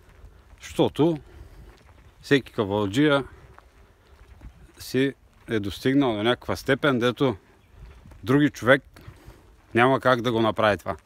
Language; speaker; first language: Bulgarian; native; Bulgarian